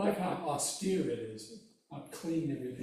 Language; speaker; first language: English; native; English